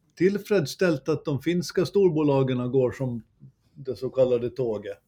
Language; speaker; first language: Swedish; native; Swedish